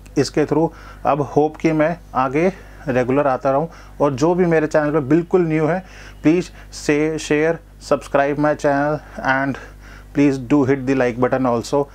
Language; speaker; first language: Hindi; non-native, local second language; Gujarati